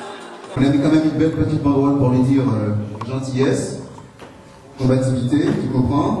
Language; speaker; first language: French; native; French